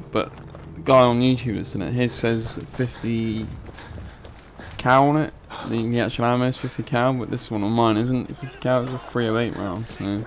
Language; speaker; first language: English; native; English